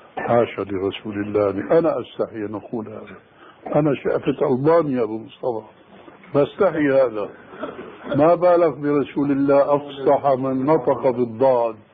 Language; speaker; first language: Arabic; early bilingual, other home language; Albanian